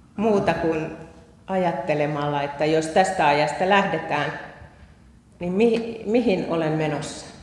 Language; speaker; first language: Finnish; native; Finnish